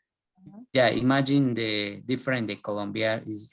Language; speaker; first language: English; non-native, learner; Spanish